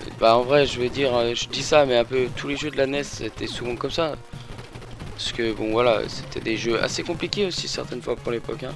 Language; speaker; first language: French; native; French